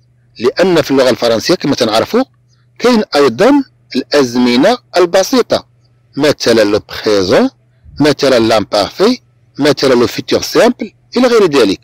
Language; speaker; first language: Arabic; native; Arabic